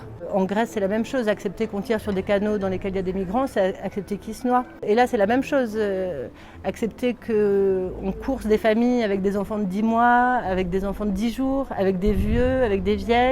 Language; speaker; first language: French; native; French